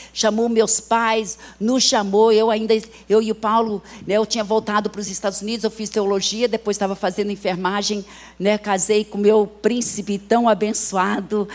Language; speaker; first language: Portuguese; early bilingual, other home language; English